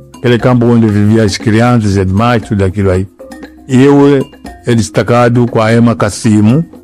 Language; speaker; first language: Portuguese; non-native, local second language; Yao